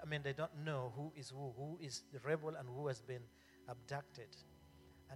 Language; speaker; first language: English; non-native, local second language; Acoli